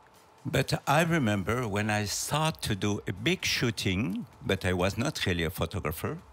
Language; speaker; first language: English; non-native, learner; French